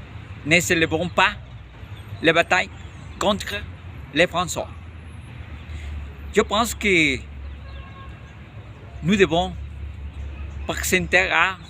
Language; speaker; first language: French; non-native, learner; Spanish